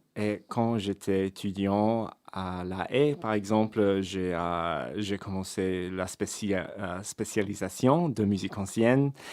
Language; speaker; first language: French; non-native, fluent; English